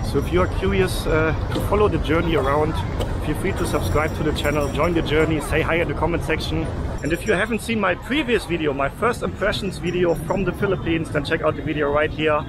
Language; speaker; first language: English; non-native, fluent; German